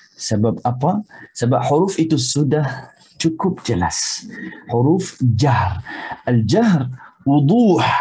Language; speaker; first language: Malay; non-native, fluent; Arabic